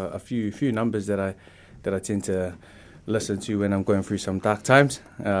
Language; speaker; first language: English; native; English